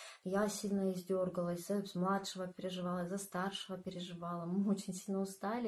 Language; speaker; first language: Russian; native; Russian